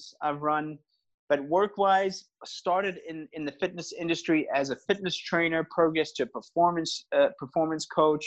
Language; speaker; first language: English; native; English